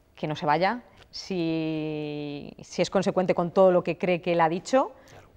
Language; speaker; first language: Spanish; native; Spanish